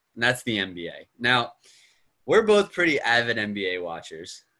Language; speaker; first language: English; native; English